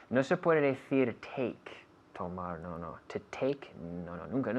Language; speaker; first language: Spanish; non-native, fluent; English